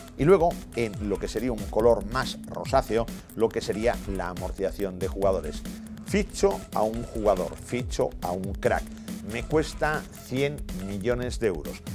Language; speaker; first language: Spanish; native; Spanish